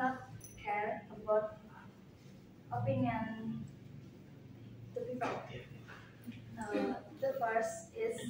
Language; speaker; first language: English; non-native, learner; Indonesian